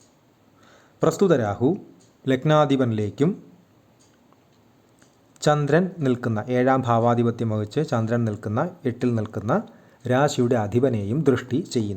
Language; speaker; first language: Malayalam; native; Malayalam